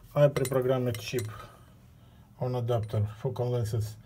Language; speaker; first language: English; non-native, learner; Russian